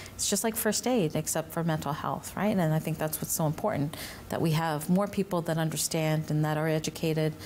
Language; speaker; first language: English; native; English